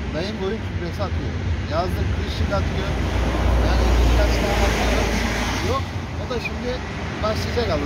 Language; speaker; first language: Turkish; native; Turkish